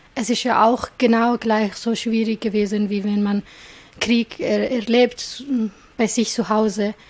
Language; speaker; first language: German; non-native, fluent; Persian